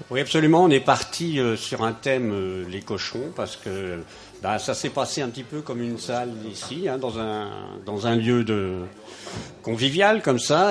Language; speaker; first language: French; native; French